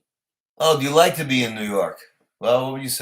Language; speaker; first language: English; native; English